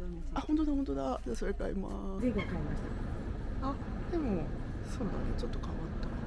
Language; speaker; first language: Japanese; native; Japanese